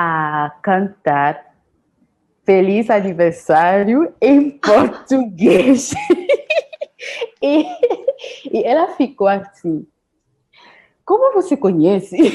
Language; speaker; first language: Portuguese; non-native, learner; French